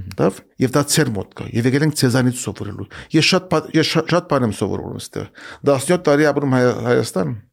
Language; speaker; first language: Armenian; early bilingual, heritage; Armenian